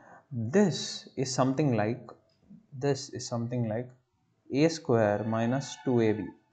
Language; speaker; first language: English; non-native, local second language; Telugu